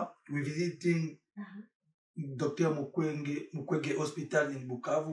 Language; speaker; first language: English; non-native, learner; French